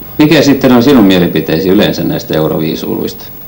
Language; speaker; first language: Finnish; native; Finnish